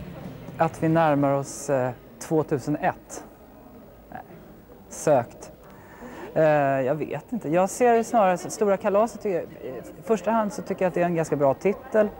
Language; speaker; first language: Swedish; native; Swedish